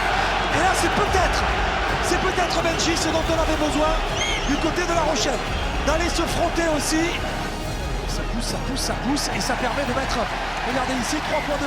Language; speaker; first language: French; native; French